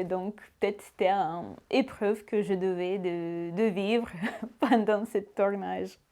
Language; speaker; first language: French; non-native, fluent; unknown